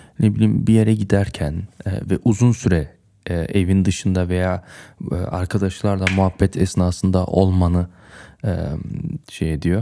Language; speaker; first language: Turkish; early bilingual, heritage; Turkish